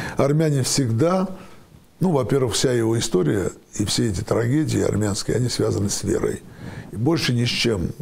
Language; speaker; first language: Russian; non-native, local second language; Armenian